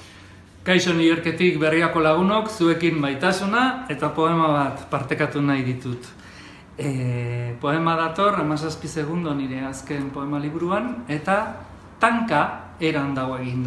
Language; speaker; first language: Basque; native; Basque